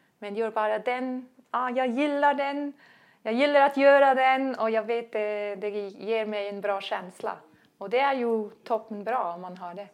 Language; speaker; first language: Swedish; non-native, fluent; German